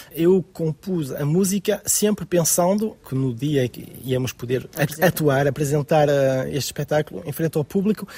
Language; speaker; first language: Portuguese; early bilingual, heritage; French